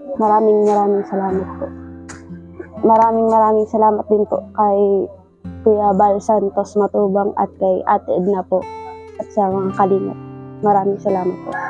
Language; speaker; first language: Filipino; non-native, local second language; Bikol